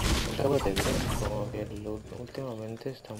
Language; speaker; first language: Spanish; native; Spanish